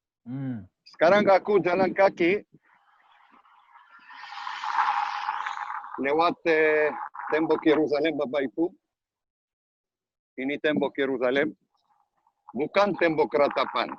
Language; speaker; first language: Indonesian; non-native, learner; Hebrew